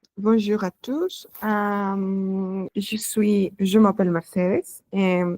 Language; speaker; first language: French; non-native, fluent; Spanish